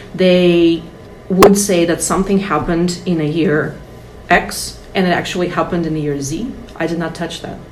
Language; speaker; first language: English; non-native, fluent; Russian